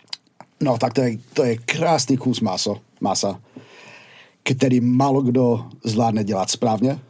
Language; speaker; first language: Czech; non-native, fluent; English